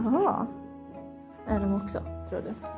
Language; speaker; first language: Swedish; non-native, learner; Japanese